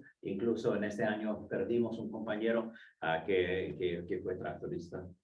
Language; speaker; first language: Spanish; non-native, fluent; English